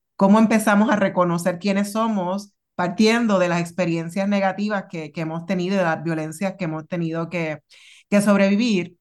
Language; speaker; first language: Spanish; native; Spanish